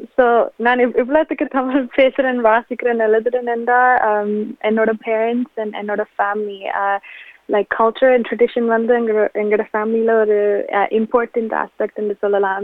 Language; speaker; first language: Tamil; early bilingual, heritage; Tamil